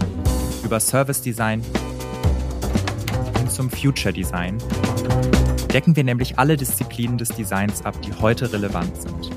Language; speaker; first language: German; native; German